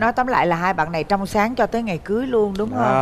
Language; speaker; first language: Vietnamese; native; Vietnamese